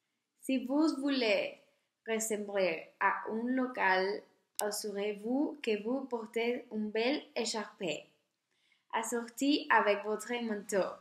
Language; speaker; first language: French; non-native, learner; Spanish